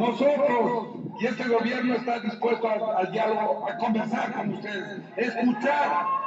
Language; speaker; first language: Spanish; native; Spanish